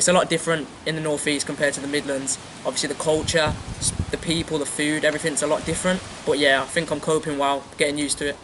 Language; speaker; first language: English; native; English